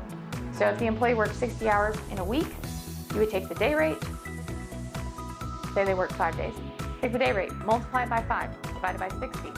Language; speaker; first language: English; native; English